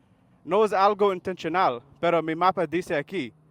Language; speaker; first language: Spanish; non-native, learner; English